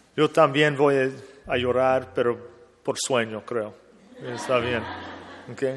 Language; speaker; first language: Spanish; non-native, fluent; English